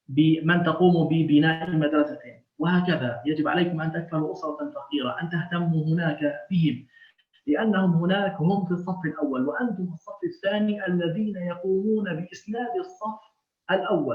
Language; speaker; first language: Arabic; native; Arabic